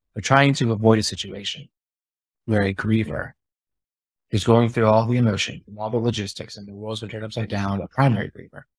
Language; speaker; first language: English; native; English